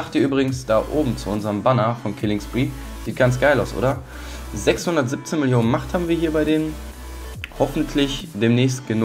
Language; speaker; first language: German; native; German